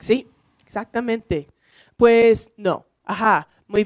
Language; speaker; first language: Spanish; non-native, learner; English